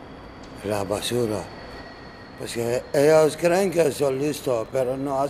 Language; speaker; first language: Spanish; non-native, learner; Arabic